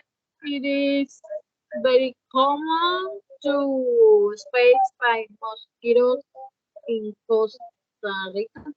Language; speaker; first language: English; non-native, learner; Spanish